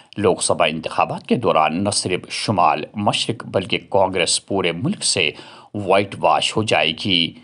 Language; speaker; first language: Urdu; non-native, local second language; Kashmiri